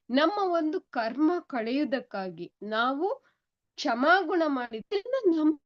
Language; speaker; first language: Kannada; native; Kannada